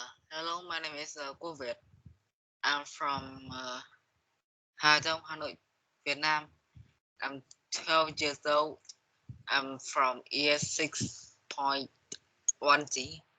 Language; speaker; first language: English; non-native, learner; Vietnamese